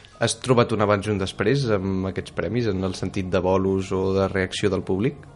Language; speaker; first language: Catalan; native; Catalan